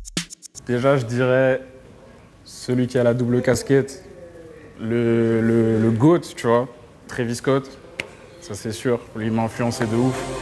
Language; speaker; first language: French; native; French